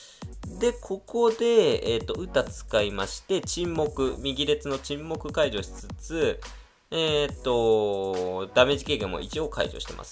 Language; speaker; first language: Japanese; native; Japanese